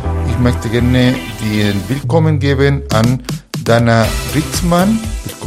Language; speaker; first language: German; non-native, fluent; Spanish